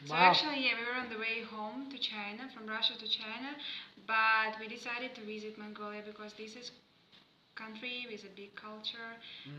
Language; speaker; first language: English; non-native, fluent; Russian